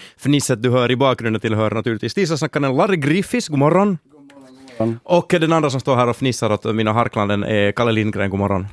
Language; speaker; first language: Swedish; native; Swedish